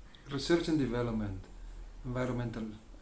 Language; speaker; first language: English; non-native, learner; Spanish